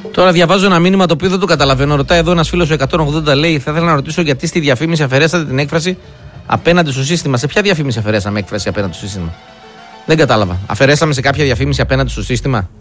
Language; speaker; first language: Greek; native; Greek